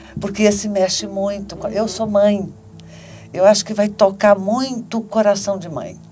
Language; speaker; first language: Portuguese; native; Portuguese